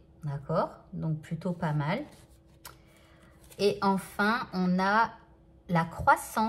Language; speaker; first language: French; native; French